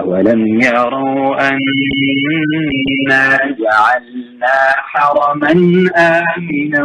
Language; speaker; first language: Arabic; native; Arabic